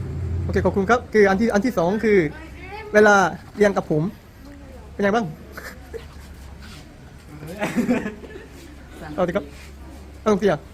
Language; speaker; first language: Thai; non-native, learner; Korean